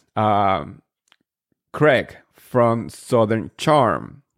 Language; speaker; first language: English; non-native, fluent; Spanish